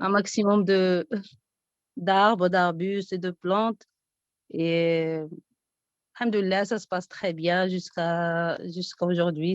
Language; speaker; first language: French; non-native, local second language; Arabic